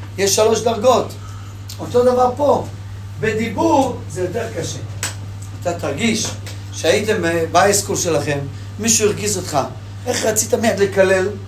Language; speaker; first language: Hebrew; native; Hebrew